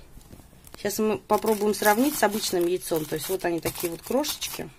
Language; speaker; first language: Russian; native; Russian